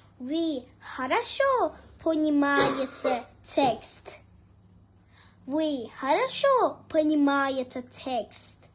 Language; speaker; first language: Russian; non-native, learner; Turkish